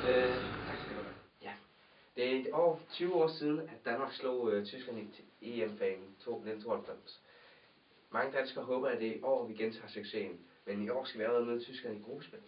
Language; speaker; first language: Danish; native; Danish